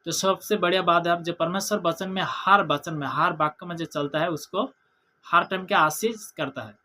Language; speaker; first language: Hindi; non-native, local second language; Bangla